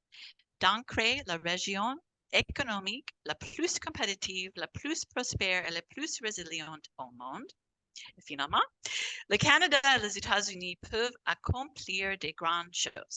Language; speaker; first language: French; non-native, fluent; English